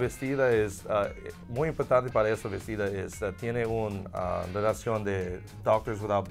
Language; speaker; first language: Spanish; non-native, learner; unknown